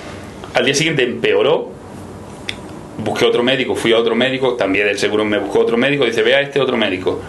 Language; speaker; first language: Spanish; native; Spanish